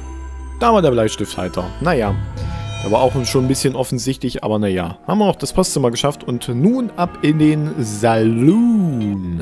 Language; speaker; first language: German; native; German